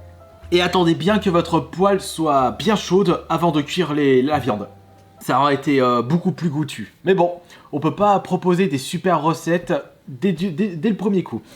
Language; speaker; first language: French; native; French